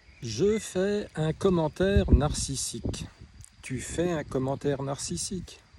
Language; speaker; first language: French; native; French